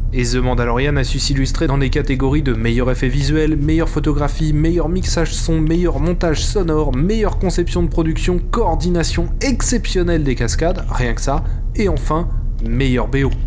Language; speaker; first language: French; native; French